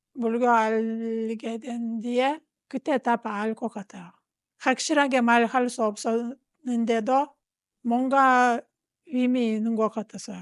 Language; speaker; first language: Korean; non-native, fluent; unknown